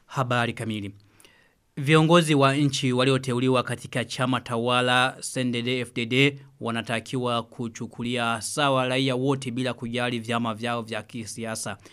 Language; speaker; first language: Swahili; non-native, local second language; Rundi